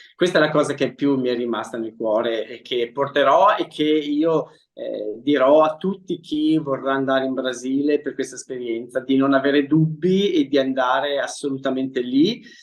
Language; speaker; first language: Italian; native; Italian